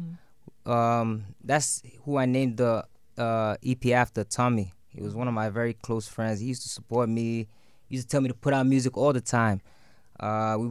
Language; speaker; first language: English; non-native, local second language; Yoruba